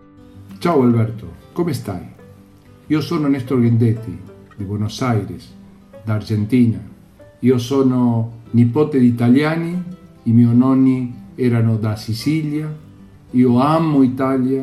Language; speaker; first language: Italian; non-native, learner; Spanish